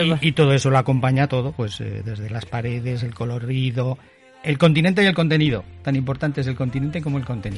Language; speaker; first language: Spanish; native; Spanish